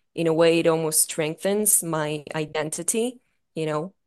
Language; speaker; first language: English; non-native, fluent; Hebrew